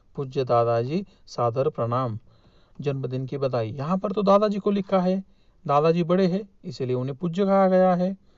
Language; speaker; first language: Hindi; non-native, local second language; Marathi